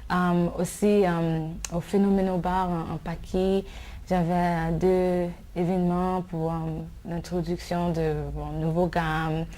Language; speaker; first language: French; non-native, fluent; English